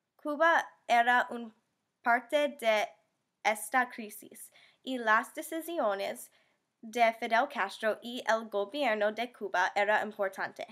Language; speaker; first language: Spanish; non-native, learner; English